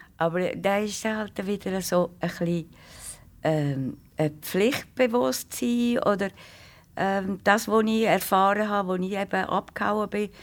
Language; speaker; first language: German; native; German